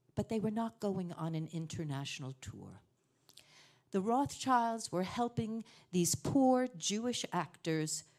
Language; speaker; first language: English; native; English